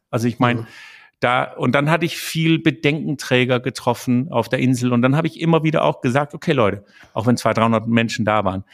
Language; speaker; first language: German; non-native, fluent; Danish